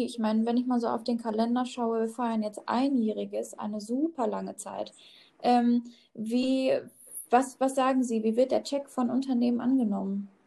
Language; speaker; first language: German; native; German